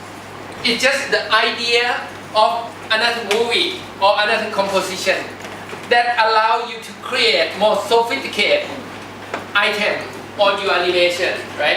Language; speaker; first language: English; non-native, fluent; Thai